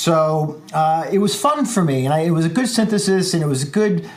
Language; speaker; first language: English; native; English